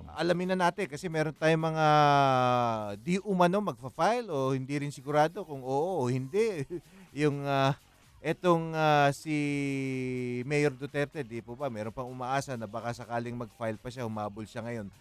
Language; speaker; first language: Filipino; native; Filipino